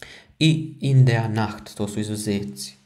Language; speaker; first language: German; non-native, fluent; Croatian